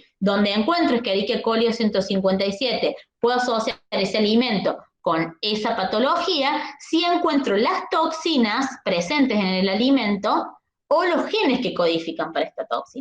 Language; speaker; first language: Spanish; native; Spanish